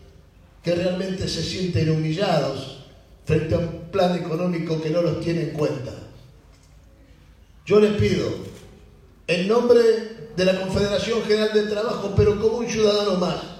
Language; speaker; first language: Spanish; native; Spanish